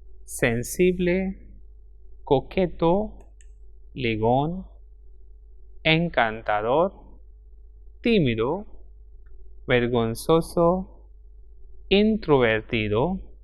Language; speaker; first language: Spanish; non-native, fluent; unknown